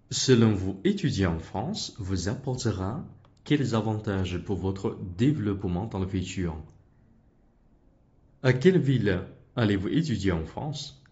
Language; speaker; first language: French; non-native, fluent; Chinese